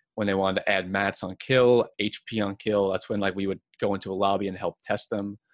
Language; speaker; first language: English; native; English